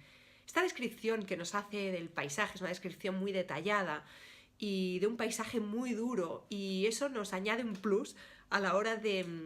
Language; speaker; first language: Spanish; native; Spanish